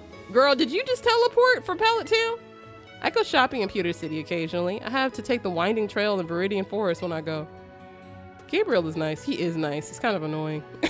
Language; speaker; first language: English; native; English